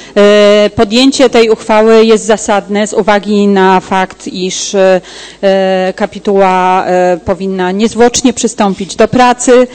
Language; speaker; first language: Polish; native; Polish